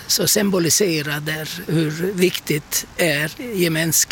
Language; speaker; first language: Swedish; non-native, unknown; Turkish